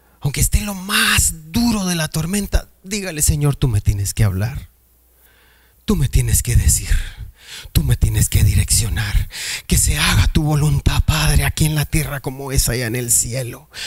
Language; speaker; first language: Spanish; native; Spanish